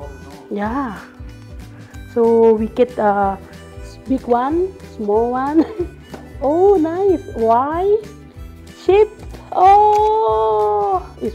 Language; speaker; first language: English; non-native, learner; Thai